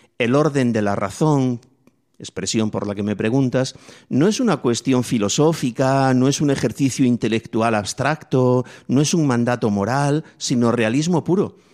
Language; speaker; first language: Spanish; native; Spanish